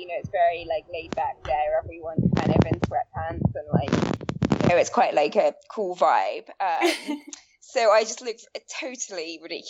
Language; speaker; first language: English; native; English